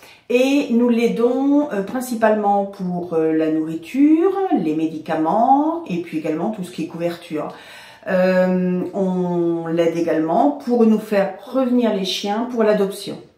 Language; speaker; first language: French; native; French